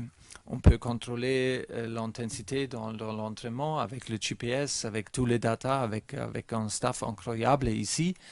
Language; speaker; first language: French; non-native, learner; German